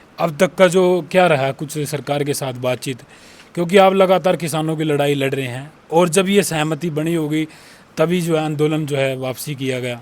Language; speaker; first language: Hindi; native; Hindi